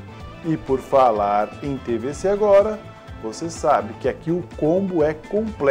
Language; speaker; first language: Portuguese; native; Portuguese